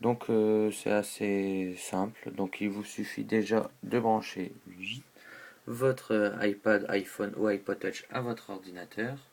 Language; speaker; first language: French; native; French